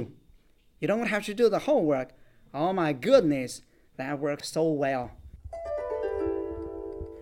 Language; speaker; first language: English; non-native, fluent; Chinese